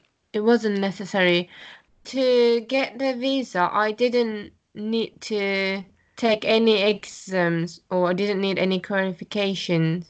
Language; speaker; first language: English; non-native, fluent; Japanese